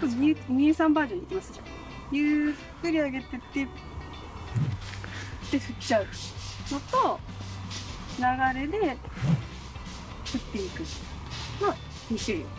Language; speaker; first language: Japanese; native; Japanese